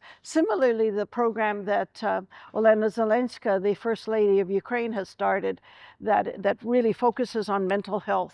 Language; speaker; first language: English; early bilingual, other home language; Ukrainian